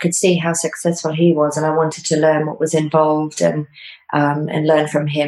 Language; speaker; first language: English; native; English